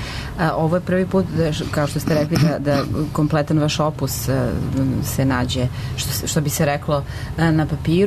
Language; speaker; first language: Serbian; native; Serbian